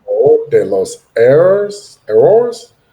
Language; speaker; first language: Spanish; non-native, learner; English